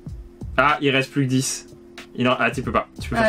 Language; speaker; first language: French; native; French